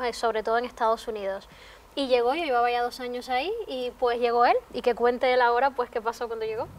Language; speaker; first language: Spanish; native; Spanish